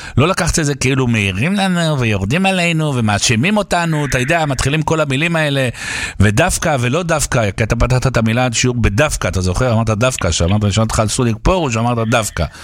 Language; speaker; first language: Hebrew; native; Hebrew